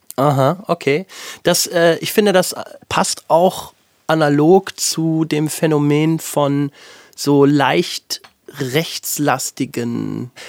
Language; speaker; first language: German; native; German